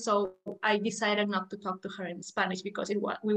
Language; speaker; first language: English; non-native, fluent; Spanish